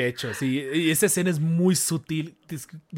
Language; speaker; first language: Spanish; native; Spanish